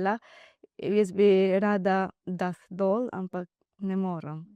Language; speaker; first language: Slovenian; non-native, learner; Divehi